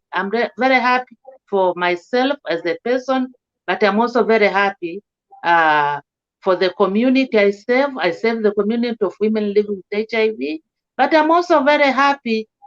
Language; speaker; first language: English; non-native, local second language; Swahili